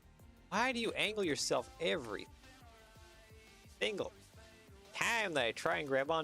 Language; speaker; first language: English; native; English